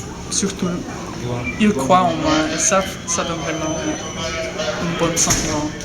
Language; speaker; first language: French; non-native, local second language; Dutch